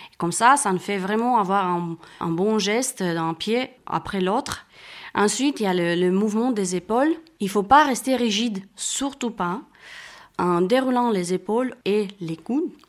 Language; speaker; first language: French; non-native, fluent; Romanian